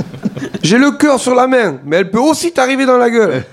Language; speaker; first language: French; native; French